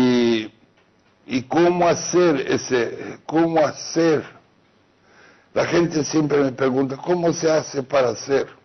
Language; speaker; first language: Spanish; non-native, fluent; Portuguese